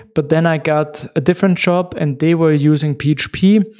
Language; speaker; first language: English; non-native, fluent; German